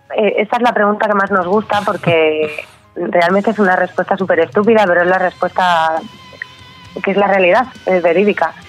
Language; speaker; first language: Spanish; native; Spanish